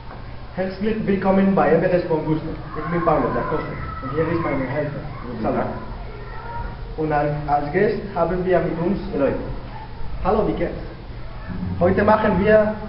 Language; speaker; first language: German; non-native, learner; Spanish